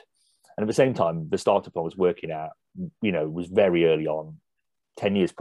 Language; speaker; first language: English; native; English